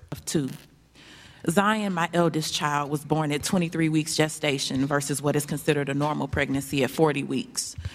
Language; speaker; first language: English; native; English